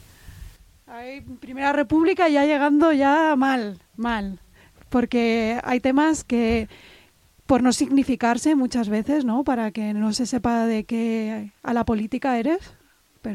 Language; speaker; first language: Spanish; native; Spanish